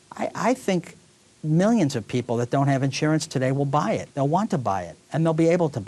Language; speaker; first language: English; native; English